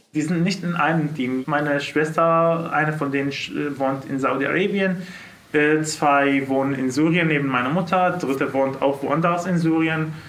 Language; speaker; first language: German; non-native, fluent; Arabic